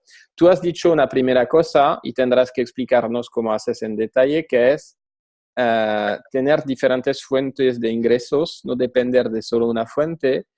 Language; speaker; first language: Spanish; non-native, fluent; French